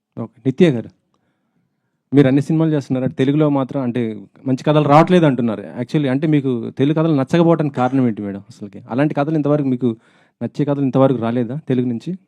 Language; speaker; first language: Telugu; native; Telugu